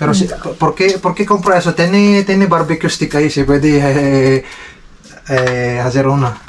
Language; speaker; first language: Spanish; non-native, learner; Filipino